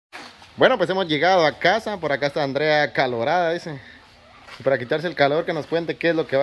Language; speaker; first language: Spanish; native; Spanish